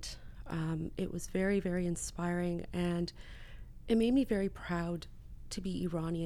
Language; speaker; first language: English; native; English